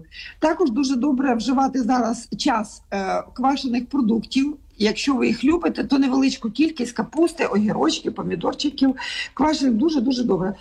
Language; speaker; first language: Ukrainian; native; Ukrainian